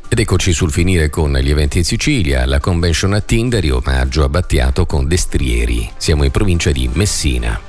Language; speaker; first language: Italian; native; Italian